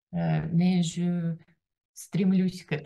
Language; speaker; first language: French; non-native, learner; Russian